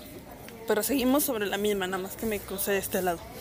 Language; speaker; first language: Spanish; native; Spanish